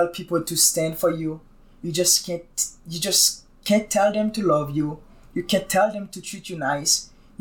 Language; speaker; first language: English; non-native, fluent; Haitian Creole